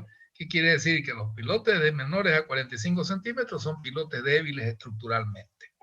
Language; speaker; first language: Spanish; native; Spanish